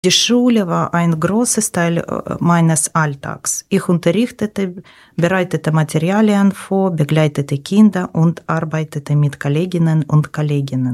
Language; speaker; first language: German; non-native, learner; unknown